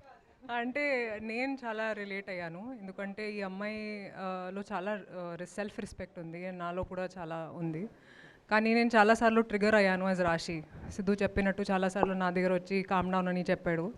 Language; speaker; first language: Telugu; non-native, fluent; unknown